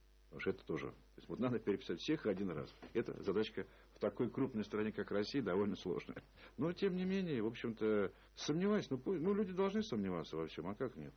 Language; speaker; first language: Russian; native; Russian